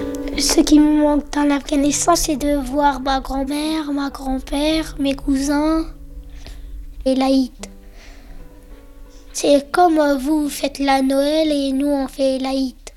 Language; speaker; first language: French; non-native, learner; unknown